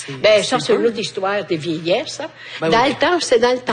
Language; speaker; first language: French; native; French